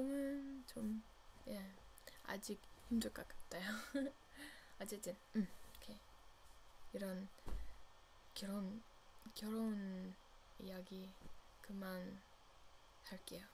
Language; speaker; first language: Korean; non-native, learner; English